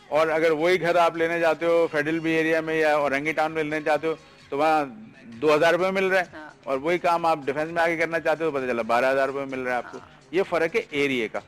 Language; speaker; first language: Urdu; native; Urdu